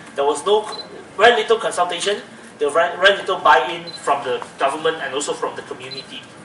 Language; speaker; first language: English; non-native, local second language; Chinese